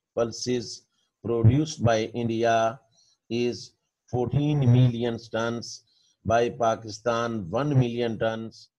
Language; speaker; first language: English; non-native, local second language; Urdu